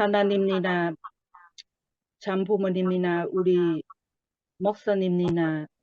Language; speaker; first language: Korean; non-native, learner; Thai